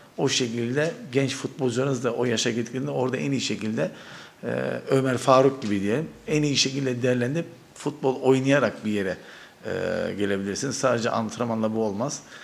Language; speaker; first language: Turkish; early bilingual, heritage; Turkish